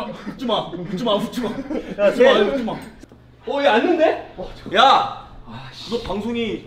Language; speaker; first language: Korean; native; Korean